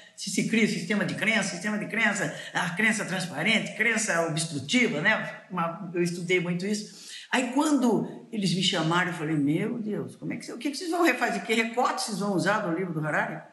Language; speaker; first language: Portuguese; native; Portuguese